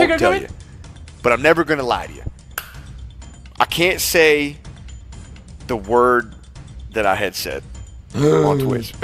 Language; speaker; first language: English; native; English